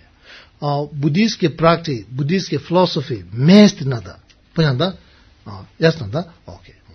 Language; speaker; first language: Russian; non-native, learner; Tibetan